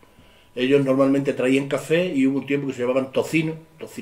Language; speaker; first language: Spanish; native; Spanish